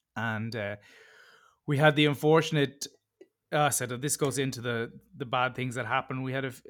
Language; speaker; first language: English; native; English